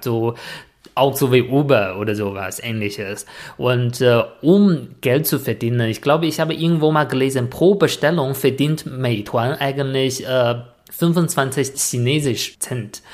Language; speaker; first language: German; non-native, fluent; Chinese